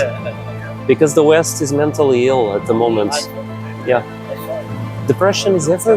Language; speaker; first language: English; non-native, fluent; Portuguese